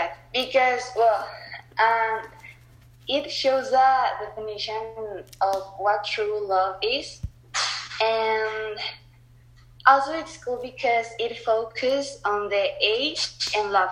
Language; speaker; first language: English; non-native, learner; Spanish